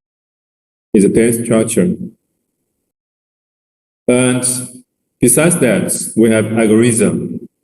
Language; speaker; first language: English; non-native, learner; Chinese